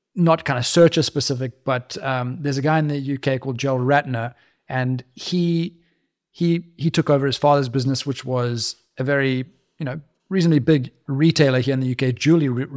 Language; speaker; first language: English; native; English